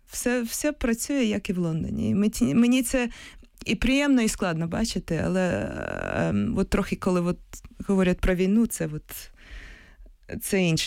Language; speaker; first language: Ukrainian; early bilingual, heritage; Ukrainian